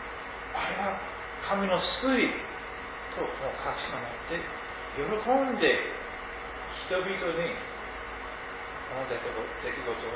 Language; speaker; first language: Japanese; non-native, fluent; English